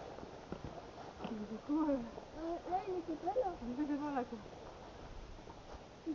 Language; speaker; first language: French; native; French